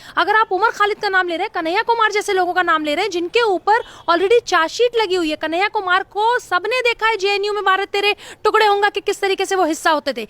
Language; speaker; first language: Hindi; native; Hindi